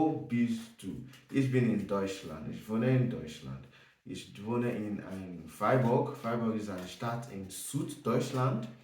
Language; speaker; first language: German; non-native, learner; English